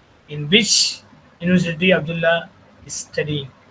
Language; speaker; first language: English; non-native, local second language; Tamil